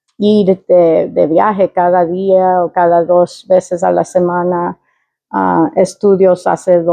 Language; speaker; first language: Spanish; early bilingual, heritage; Spanish